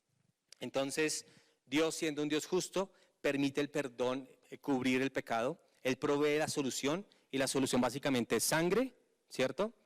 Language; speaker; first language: Spanish; native; Spanish